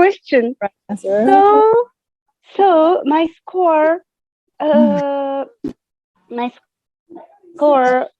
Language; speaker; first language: English; non-native, fluent; Japanese